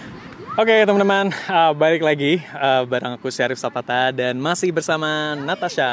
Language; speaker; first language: Indonesian; native; Indonesian